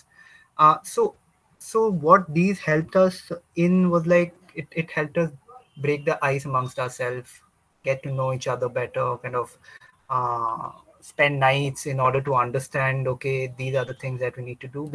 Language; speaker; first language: English; non-native, local second language; Bangla